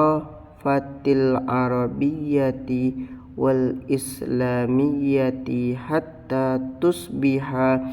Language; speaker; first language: Arabic; non-native, learner; Indonesian